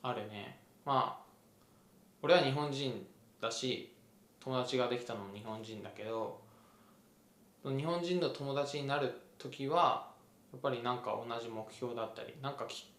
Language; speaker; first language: Japanese; native; Japanese